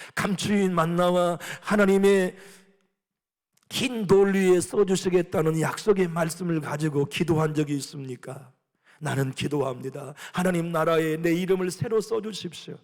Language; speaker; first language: Korean; native; Korean